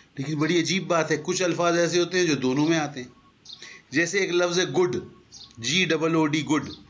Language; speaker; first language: Urdu; native; Urdu